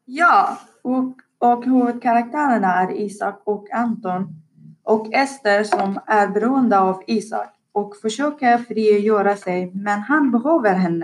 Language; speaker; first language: Swedish; non-native, learner; Persian